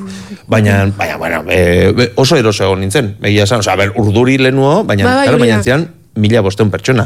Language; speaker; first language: Basque; native; Basque